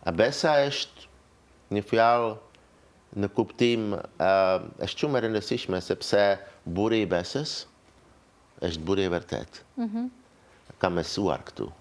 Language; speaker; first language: Albanian; non-native, fluent; Czech